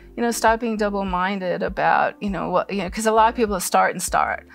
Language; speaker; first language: English; native; English